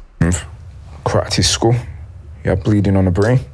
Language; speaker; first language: English; native; English